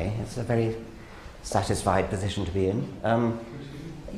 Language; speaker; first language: English; native; English